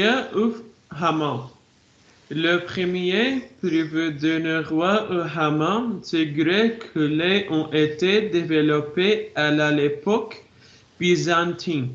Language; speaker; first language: French; non-native, learner; Arabic